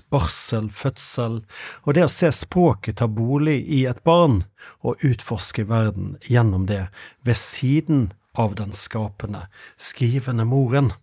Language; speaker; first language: Norwegian; native; Norwegian